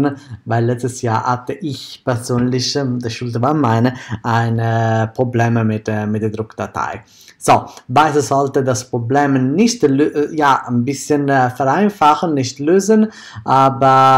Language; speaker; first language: German; non-native, fluent; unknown